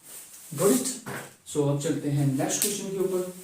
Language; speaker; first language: Hindi; native; Hindi